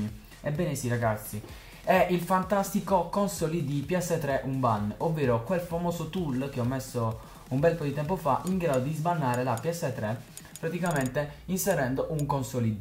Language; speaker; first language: Italian; native; Italian